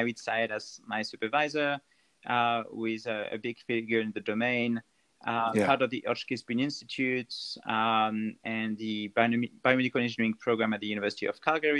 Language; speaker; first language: English; non-native, fluent; French